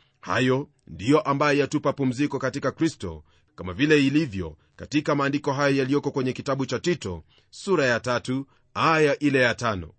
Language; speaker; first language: Swahili; non-native, local second language; Luyia